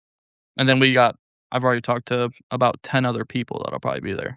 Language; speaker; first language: English; native; English